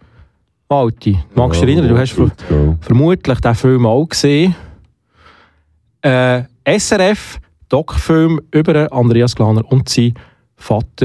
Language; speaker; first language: German; native; German